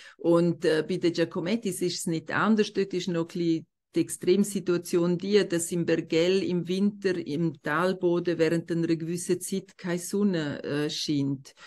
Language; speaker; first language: German; non-native, local second language; Romansh